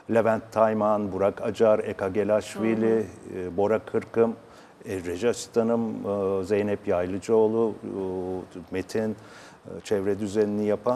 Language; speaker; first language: Turkish; native; Turkish